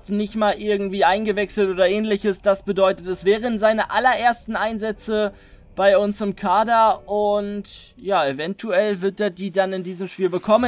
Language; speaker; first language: German; native; German